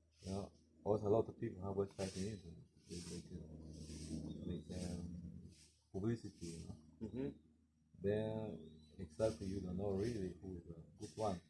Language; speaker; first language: English; non-native, learner; Spanish